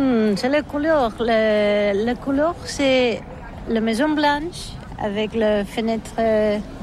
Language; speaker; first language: French; non-native, learner; Catalan